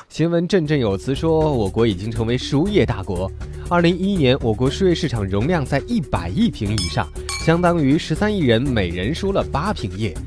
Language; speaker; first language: Chinese; native; Chinese